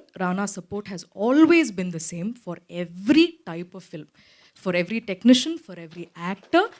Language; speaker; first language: Telugu; non-native, fluent; Malayalam